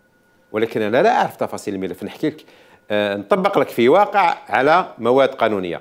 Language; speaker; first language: Arabic; native; Arabic